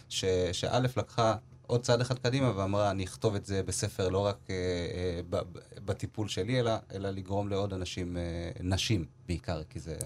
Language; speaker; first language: Hebrew; early bilingual, other home language; Amharic